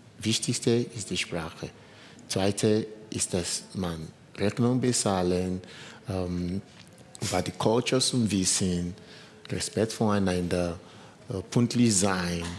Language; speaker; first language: German; non-native, learner; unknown